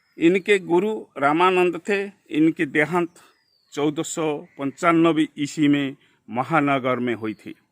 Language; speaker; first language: Hindi; non-native, local second language; Odia